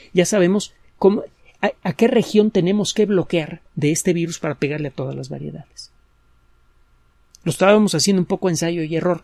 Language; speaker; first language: Spanish; native; Spanish